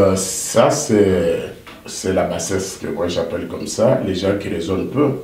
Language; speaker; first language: French; non-native, local second language; Lingala